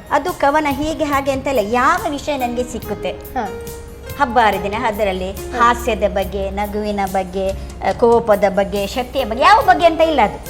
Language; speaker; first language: Kannada; non-native, local second language; Konkani